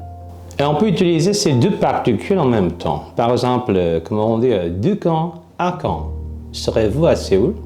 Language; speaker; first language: French; non-native, fluent; Korean